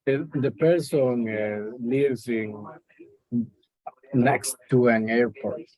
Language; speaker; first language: English; non-native, learner; Spanish